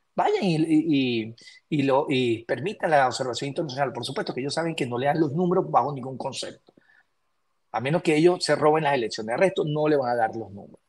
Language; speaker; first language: Spanish; native; Spanish